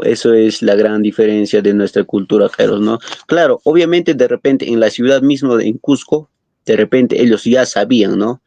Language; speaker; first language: Spanish; non-native, local second language; Quechua